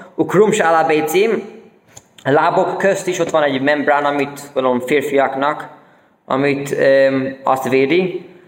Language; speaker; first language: Hungarian; early bilingual, heritage; Hungarian